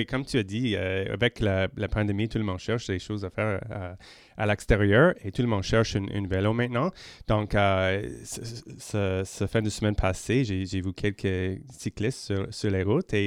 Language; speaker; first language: French; non-native, local second language; English